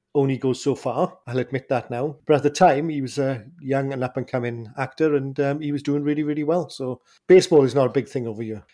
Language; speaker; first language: English; native; English